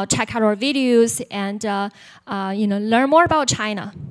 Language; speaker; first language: English; non-native, fluent; Chinese